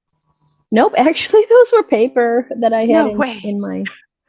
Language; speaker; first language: English; native; English